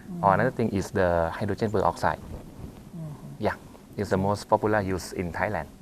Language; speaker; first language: English; non-native, fluent; Thai